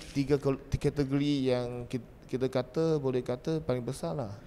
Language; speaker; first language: Malay; native; Malay